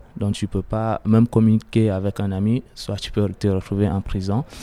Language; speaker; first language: French; non-native, fluent; Arabic